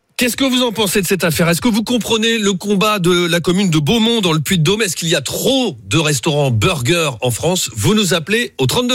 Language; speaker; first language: French; native; French